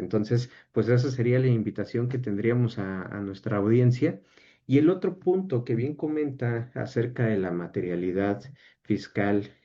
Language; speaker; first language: Spanish; native; Spanish